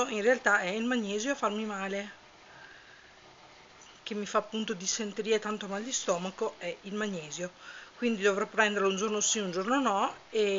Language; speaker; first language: Italian; native; Italian